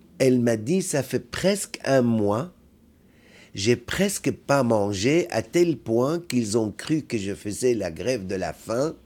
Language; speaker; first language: French; non-native, fluent; Arabic